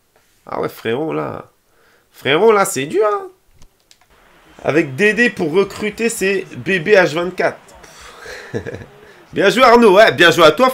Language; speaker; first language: French; native; French